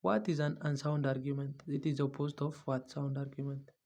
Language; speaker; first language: English; non-native, local second language; Amharic